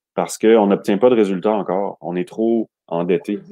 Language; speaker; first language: French; native; French